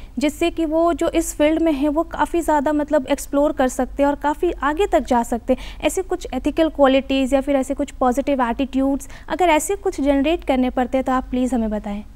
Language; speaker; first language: Hindi; native; Hindi